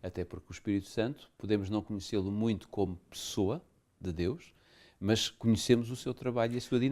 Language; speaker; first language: Portuguese; native; Portuguese